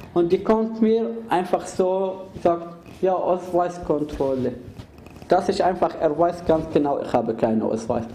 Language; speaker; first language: German; non-native, fluent; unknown